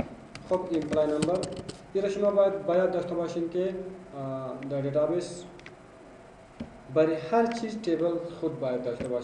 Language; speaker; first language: Persian; non-native, local second language; Pashto